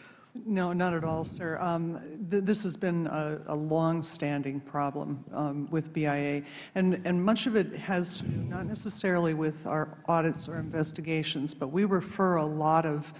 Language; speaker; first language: English; native; English